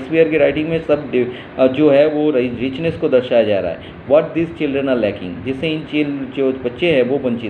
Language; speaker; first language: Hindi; native; Hindi